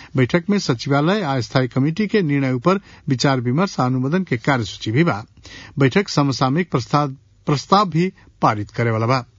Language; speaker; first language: Bhojpuri; non-native, local second language; Nepali